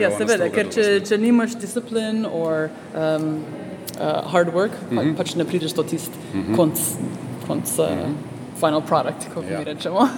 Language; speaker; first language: Slovenian; early bilingual, heritage; Slovenian